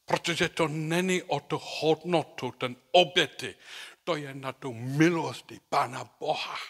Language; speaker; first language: Czech; non-native, learner; English